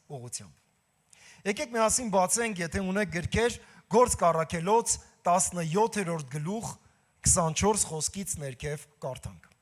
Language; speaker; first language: Armenian; native; Armenian